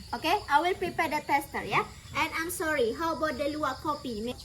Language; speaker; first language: English; non-native, fluent; Indonesian